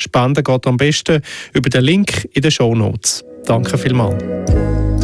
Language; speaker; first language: German; native; German